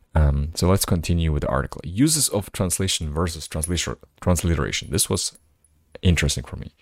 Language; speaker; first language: English; non-native, fluent; Slovak